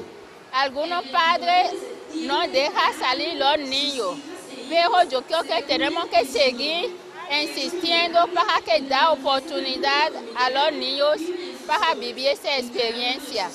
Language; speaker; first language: Spanish; non-native, fluent; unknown